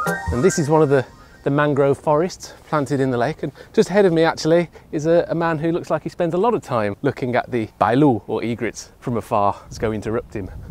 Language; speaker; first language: English; native; English